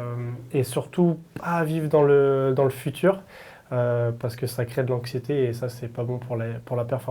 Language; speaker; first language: French; native; French